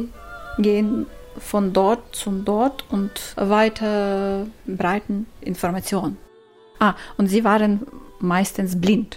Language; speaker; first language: German; non-native, learner; Ukrainian